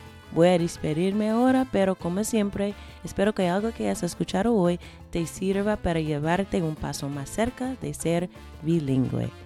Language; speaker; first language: Spanish; non-native, fluent; English